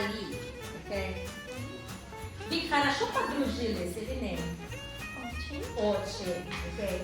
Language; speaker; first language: Russian; non-native, local second language; Tajik